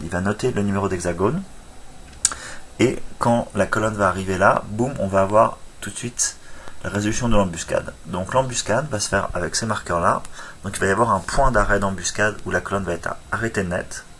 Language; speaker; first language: French; native; French